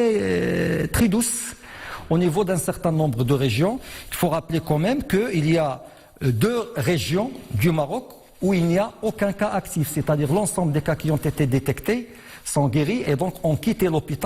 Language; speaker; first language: French; non-native, local second language; Arabic